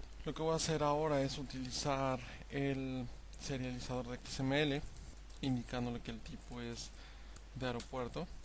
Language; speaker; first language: Spanish; native; Spanish